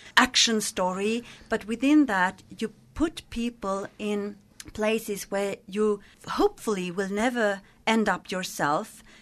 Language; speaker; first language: English; non-native, fluent; Swedish